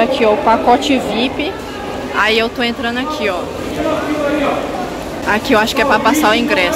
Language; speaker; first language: Portuguese; native; Portuguese